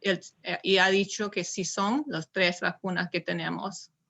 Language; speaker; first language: Spanish; non-native, learner; English